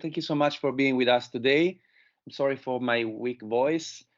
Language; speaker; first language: English; non-native, fluent; Italian